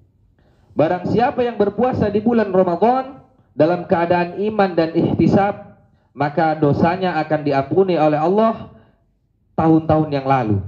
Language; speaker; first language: Indonesian; native; Indonesian